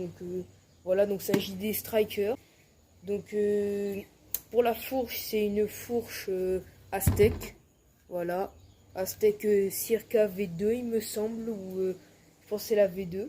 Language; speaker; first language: French; native; French